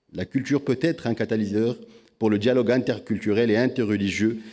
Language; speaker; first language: French; non-native, local second language; Arabic